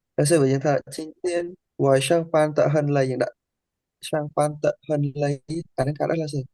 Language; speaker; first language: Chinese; non-native, learner; Khmer